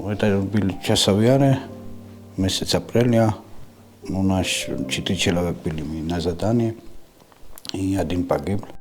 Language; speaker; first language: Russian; non-native, learner; Georgian